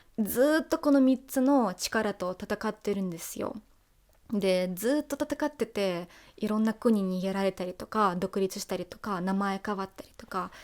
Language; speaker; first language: Japanese; non-native, fluent; Russian